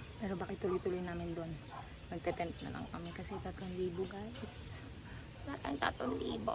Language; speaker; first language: Filipino; native; Filipino